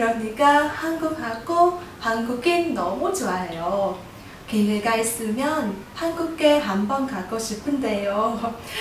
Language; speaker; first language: Korean; non-native, learner; Vietnamese